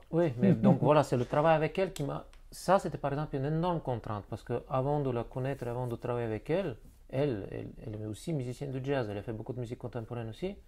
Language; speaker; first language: French; non-native, fluent; Bulgarian